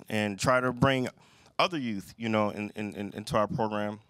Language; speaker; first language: English; native; English